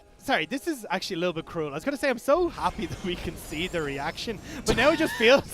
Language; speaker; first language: English; native; English